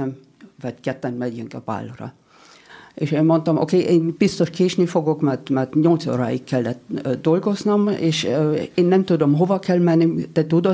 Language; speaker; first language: Hungarian; early bilingual, heritage; German